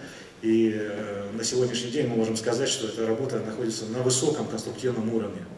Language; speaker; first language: Russian; native; Russian